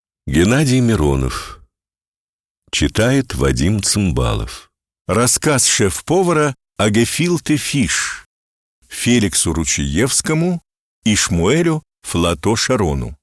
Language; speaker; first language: Russian; native; Russian